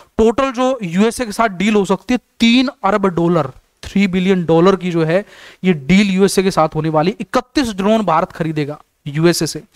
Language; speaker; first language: Hindi; native; Hindi